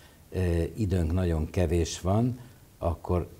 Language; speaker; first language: Hungarian; native; Hungarian